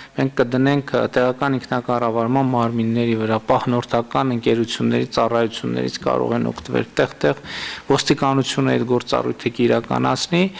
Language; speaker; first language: Armenian; native; Armenian